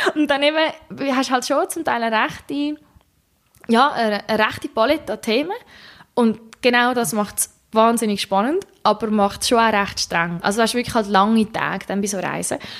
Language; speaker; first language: German; native; German